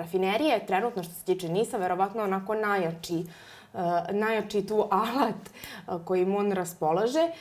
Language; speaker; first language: Serbian; native; Serbian